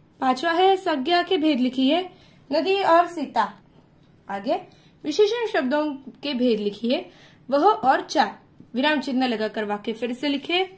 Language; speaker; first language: Hindi; non-native, local second language; Marathi